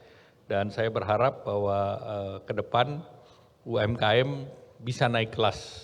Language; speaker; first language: Indonesian; native; Indonesian